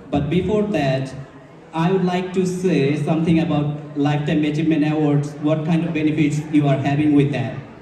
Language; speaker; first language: English; non-native, local second language; Bangla